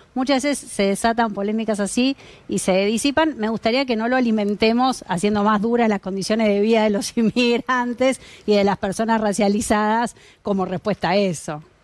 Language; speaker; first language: Spanish; native; Spanish